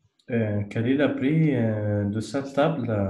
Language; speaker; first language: French; non-native, learner; Arabic